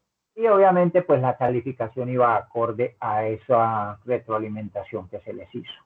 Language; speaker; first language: Spanish; native; Spanish